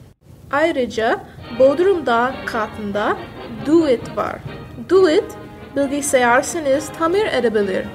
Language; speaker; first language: Turkish; non-native, learner; English